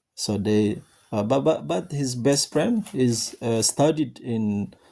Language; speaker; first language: English; non-native, learner; Indonesian